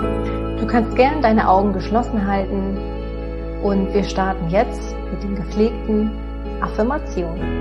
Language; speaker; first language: German; native; German